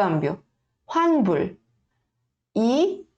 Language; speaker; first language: Korean; early bilingual, heritage; Korean